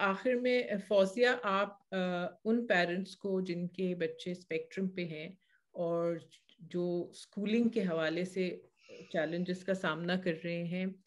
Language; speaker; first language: Urdu; native; Urdu